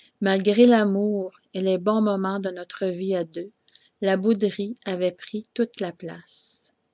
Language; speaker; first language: French; native; French